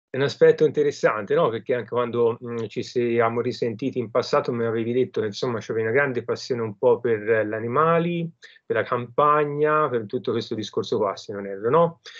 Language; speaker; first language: Italian; native; Italian